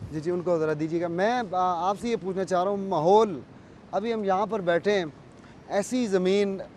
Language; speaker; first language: Urdu; non-native, local second language; Pahari-Potwari